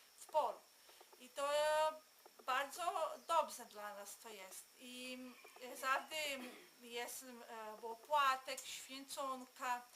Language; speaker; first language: Polish; early bilingual, heritage; Polish